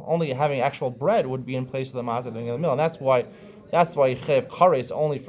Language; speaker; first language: English; native; English